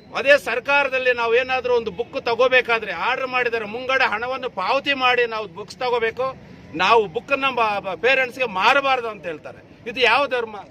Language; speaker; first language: Kannada; native; Kannada